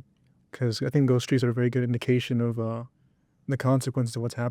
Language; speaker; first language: English; native; English